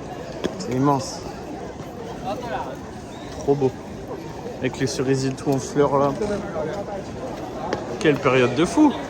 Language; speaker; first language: French; native; French